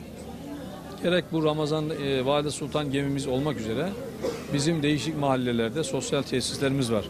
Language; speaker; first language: Turkish; native; Turkish